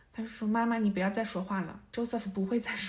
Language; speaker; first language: Chinese; native; Chinese